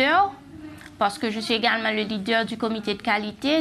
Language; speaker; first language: French; non-native, local second language; Haitian Creole